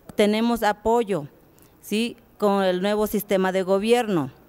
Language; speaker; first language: Spanish; non-native, local second language; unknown